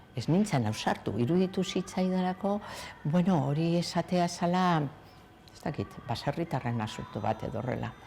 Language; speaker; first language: Basque; native; Basque